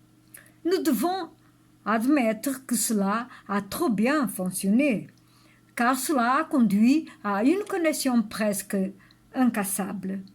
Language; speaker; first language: French; non-native, learner; Portuguese